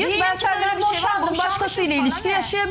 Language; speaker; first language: Turkish; native; Turkish